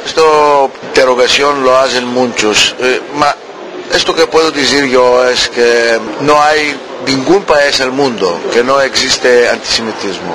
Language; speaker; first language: Spanish; early bilingual, heritage; Ladino